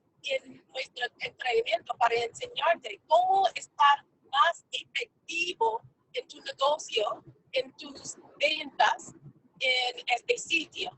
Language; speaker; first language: Spanish; non-native, fluent; English